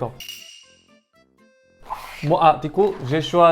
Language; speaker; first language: French; non-native, learner; Korean